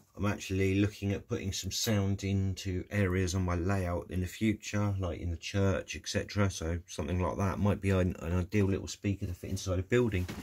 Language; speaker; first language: English; native; English